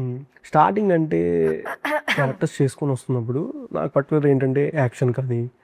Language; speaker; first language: Telugu; native; Telugu